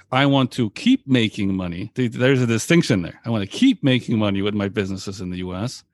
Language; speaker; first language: English; early bilingual, other home language; Polish